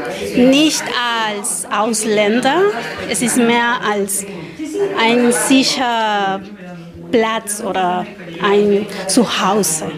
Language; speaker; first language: German; non-native, learner; Spanish